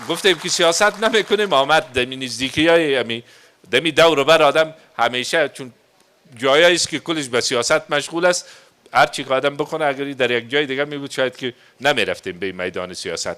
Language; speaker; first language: Persian; native; Persian